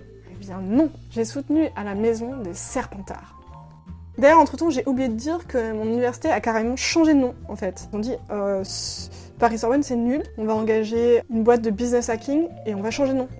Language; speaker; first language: French; native; French